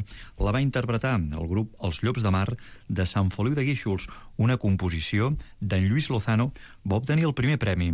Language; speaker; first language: Catalan; native; Catalan